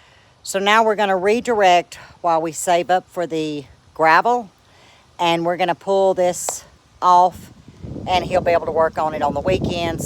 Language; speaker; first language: English; native; English